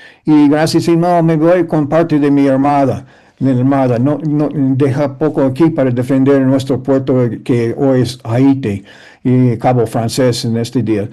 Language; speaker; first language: Spanish; early bilingual, heritage; English